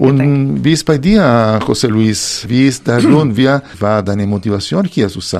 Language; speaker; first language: German; non-native, fluent; Spanish